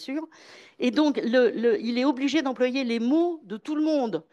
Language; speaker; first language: French; native; French